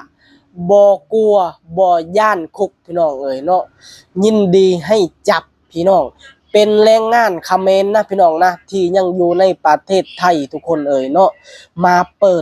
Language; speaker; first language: Thai; non-native, local second language; Lao